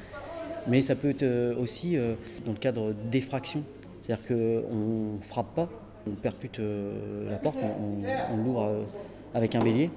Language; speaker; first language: French; native; French